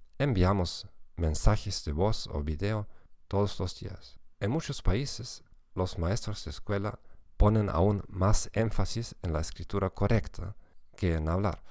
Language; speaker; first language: Spanish; non-native, fluent; German